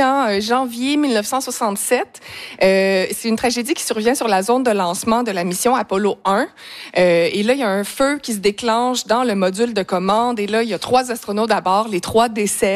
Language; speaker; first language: French; native; French